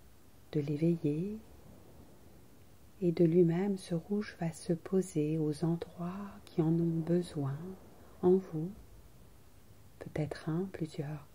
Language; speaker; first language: French; native; French